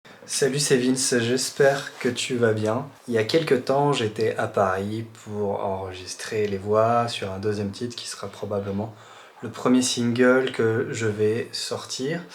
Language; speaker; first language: French; native; French